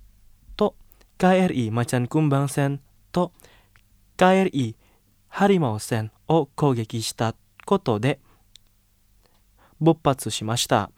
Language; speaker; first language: Japanese; non-native, fluent; Indonesian